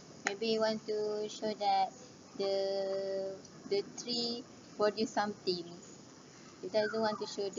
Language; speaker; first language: English; non-native, learner; Malay